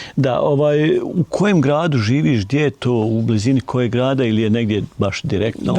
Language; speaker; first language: Bosnian; native; Bosnian